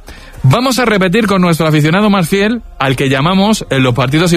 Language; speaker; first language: Spanish; native; Spanish